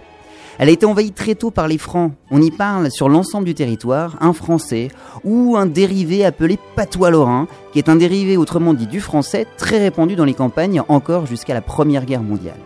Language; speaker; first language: French; native; French